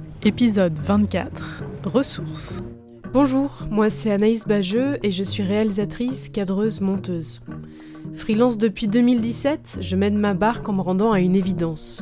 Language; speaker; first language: French; native; French